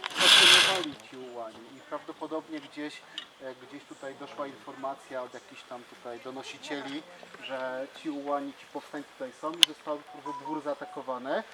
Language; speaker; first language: Polish; native; Polish